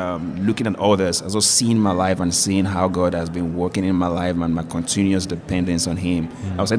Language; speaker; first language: English; non-native, local second language; Yoruba